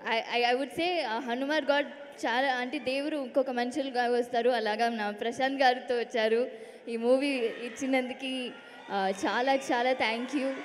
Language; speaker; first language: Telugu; non-native, learner; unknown